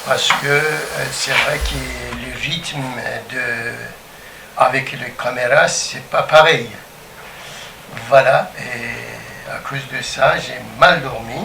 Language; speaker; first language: French; non-native, fluent; Turkish